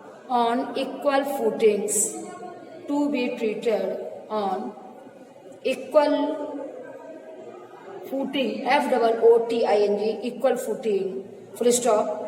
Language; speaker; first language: English; non-native, local second language; Hindi